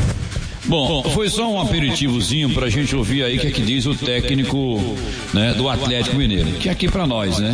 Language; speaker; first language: Portuguese; native; Portuguese